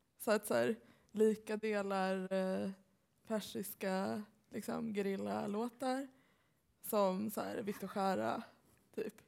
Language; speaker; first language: Swedish; early bilingual, other home language; Persian